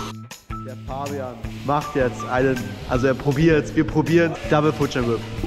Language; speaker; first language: German; native; German